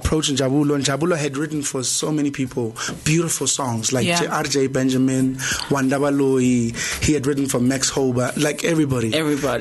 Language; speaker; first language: English; non-native, local second language; Zulu